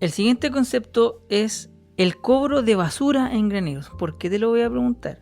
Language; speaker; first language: Spanish; native; Spanish